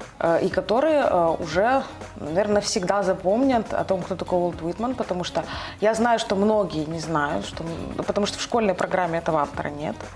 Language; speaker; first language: Russian; native; Russian